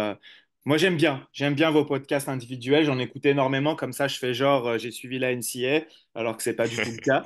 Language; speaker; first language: French; native; French